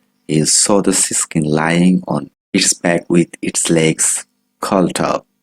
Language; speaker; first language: English; non-native, local second language; Bangla